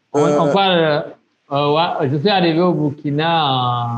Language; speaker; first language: French; non-native, local second language; Rundi